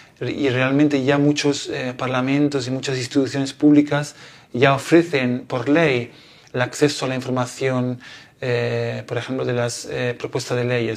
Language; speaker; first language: Spanish; non-native, fluent; Italian